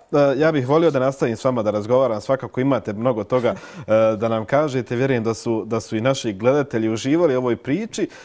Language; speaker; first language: Bosnian; native; Bosnian